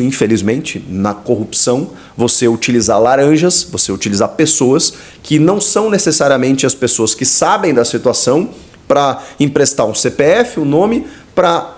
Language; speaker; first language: Portuguese; native; Portuguese